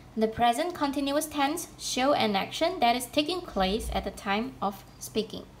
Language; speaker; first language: English; non-native, local second language; Chinese